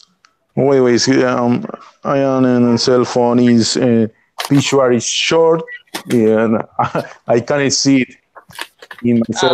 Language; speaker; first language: English; non-native, learner; Spanish